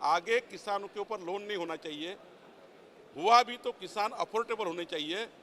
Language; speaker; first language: Hindi; non-native, local second language; Marathi